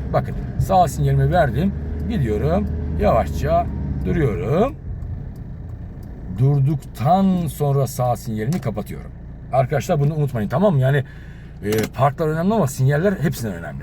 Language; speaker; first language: Turkish; native; Turkish